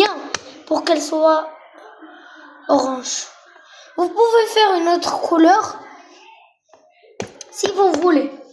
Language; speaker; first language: French; non-native, local second language; Arabic